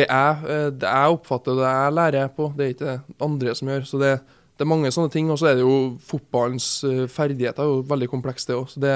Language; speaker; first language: Norwegian; native; Norwegian